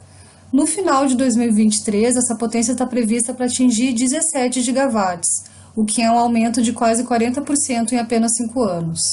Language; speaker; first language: Portuguese; native; Portuguese